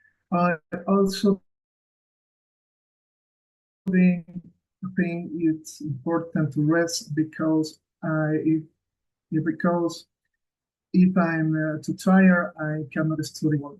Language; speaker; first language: English; non-native, learner; Spanish